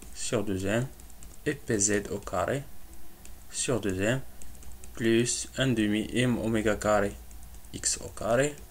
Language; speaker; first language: French; non-native, local second language; Arabic